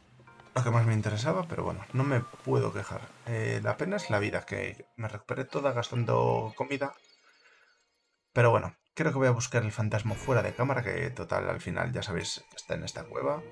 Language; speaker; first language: Spanish; native; Spanish